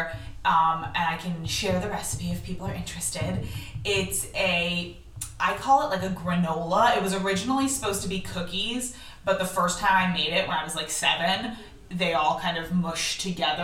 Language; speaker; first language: English; native; English